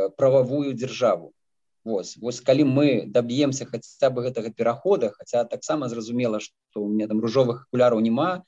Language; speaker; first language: Belarusian; native; Belarusian